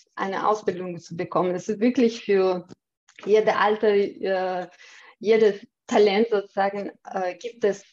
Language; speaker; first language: German; non-native, fluent; Russian